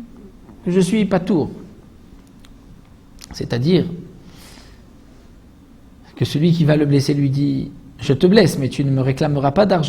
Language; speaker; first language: French; native; French